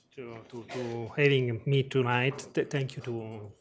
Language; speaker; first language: English; non-native, fluent; Italian